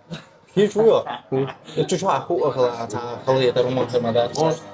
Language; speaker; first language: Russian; non-native, local second language; Chechen